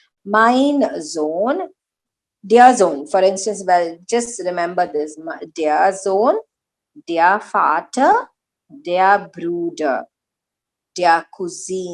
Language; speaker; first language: German; non-native, learner; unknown